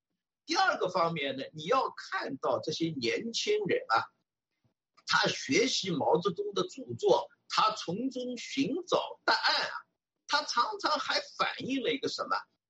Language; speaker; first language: Chinese; native; Chinese